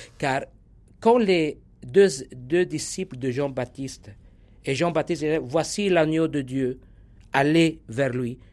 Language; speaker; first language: French; non-native, local second language; Arabic